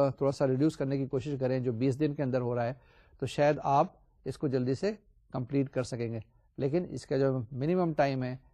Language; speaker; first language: Urdu; native; Urdu